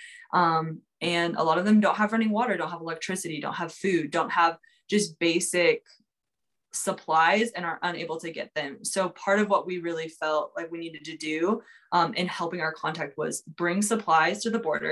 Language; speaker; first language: English; native; English